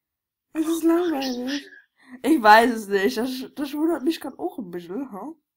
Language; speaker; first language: German; native; German